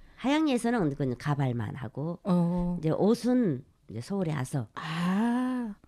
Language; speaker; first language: Korean; native; Korean